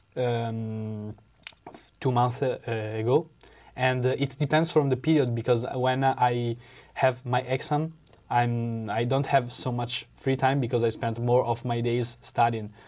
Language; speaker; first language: English; non-native, learner; Italian